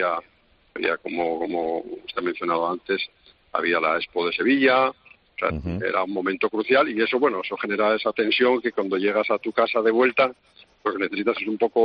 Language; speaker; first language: Spanish; native; Spanish